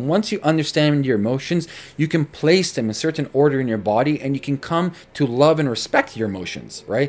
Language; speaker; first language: English; native; English